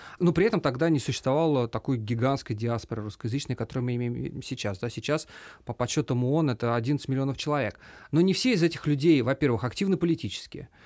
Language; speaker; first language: Russian; native; Russian